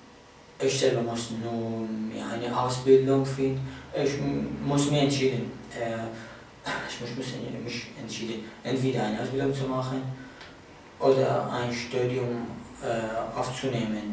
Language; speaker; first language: German; non-native, fluent; Arabic